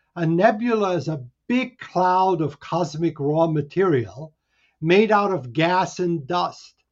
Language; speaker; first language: English; early bilingual, other home language; Hungarian